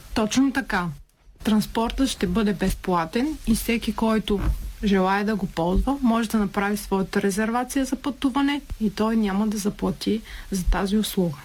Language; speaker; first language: Bulgarian; native; Bulgarian